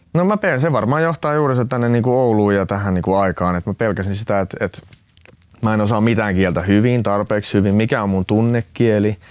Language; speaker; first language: Finnish; non-native, local second language; Swedish